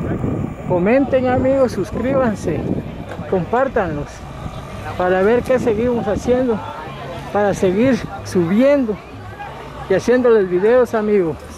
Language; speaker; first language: Spanish; native; Spanish